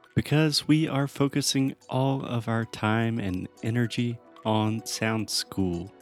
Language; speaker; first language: English; native; English